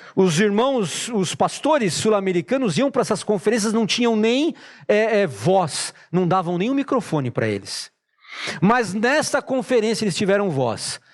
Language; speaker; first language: Portuguese; native; Portuguese